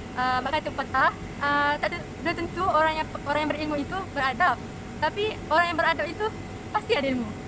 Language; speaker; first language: Malay; native; Malay